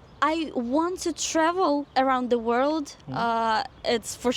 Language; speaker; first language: English; non-native, fluent; Russian